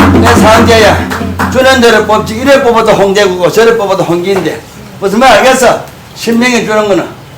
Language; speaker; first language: Korean; native; Korean